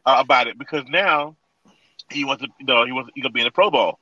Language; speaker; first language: English; native; English